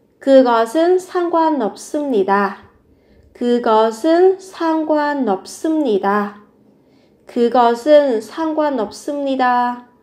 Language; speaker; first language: Korean; non-native, fluent; Vietnamese